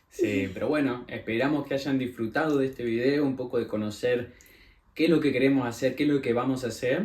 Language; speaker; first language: Spanish; native; Spanish